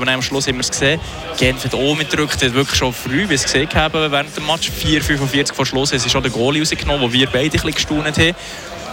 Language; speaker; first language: German; native; German